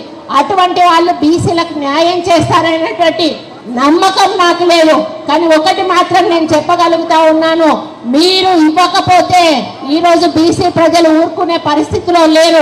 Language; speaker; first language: Telugu; native; Telugu